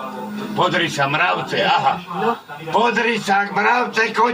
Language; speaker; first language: Slovak; native; Slovak